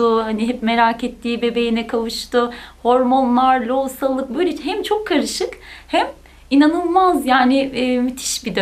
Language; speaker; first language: Turkish; native; Turkish